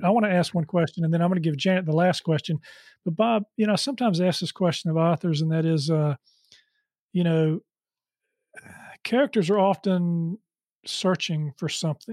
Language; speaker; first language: English; native; English